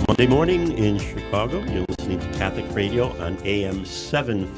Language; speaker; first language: English; native; English